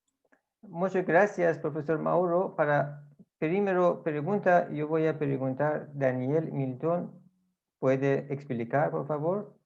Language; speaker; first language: Spanish; non-native, fluent; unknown